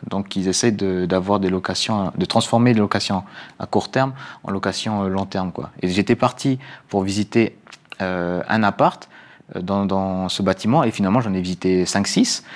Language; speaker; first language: French; native; French